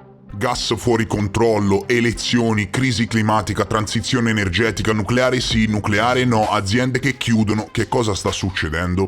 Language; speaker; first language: Italian; native; Italian